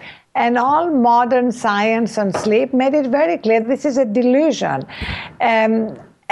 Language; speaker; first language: English; non-native, fluent; Greek